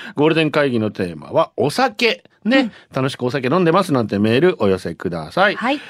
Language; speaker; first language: Japanese; native; Japanese